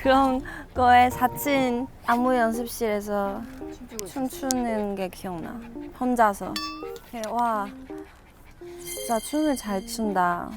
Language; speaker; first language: Korean; non-native, fluent; Chinese